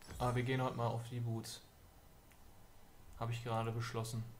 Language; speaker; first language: German; native; German